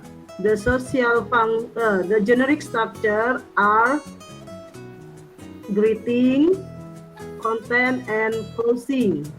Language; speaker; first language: English; non-native, learner; Indonesian